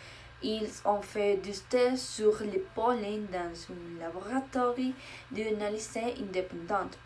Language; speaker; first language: French; non-native, learner; Spanish